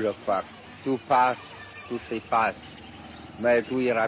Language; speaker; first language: French; non-native, fluent; Chinese